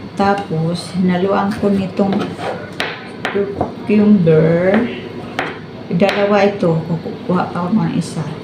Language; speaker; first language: Filipino; non-native, local second language; Cebuano